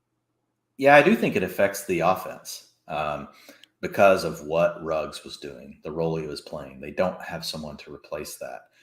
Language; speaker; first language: English; native; English